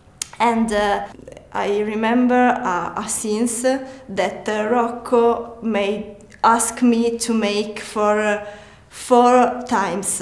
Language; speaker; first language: English; non-native, learner; Italian